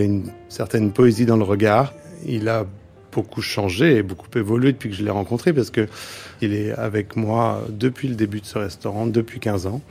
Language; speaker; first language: French; native; French